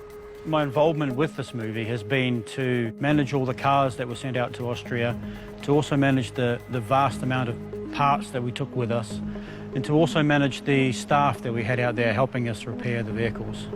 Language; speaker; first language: English; native; English